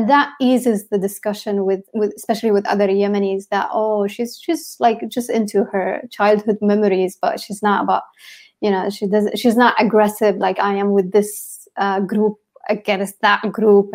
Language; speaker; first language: English; non-native, fluent; Arabic